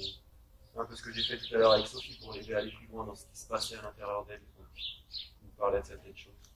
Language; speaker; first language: French; native; French